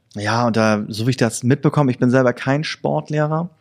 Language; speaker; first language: German; native; German